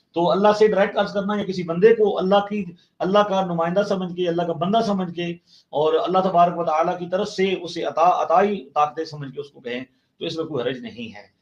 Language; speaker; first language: Urdu; non-native, local second language; Punjabi